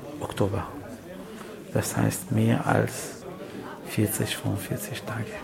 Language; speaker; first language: German; non-native, fluent; Arabic